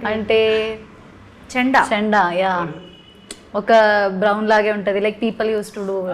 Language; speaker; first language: Telugu; non-native, learner; Malayalam